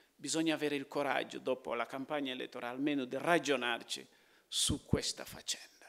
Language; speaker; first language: Italian; non-native, fluent; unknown